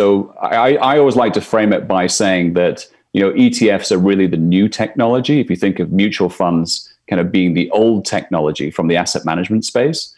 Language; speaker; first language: English; native; English